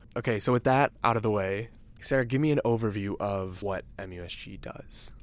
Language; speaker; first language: English; native; English